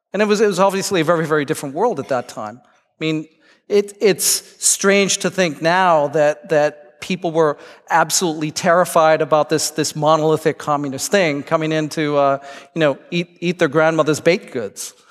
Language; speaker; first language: English; native; English